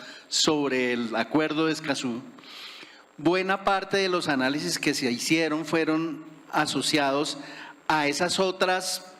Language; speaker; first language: Spanish; native; Spanish